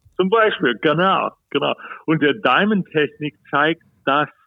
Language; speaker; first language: German; non-native, fluent; English